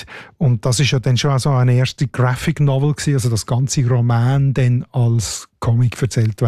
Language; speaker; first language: German; native; German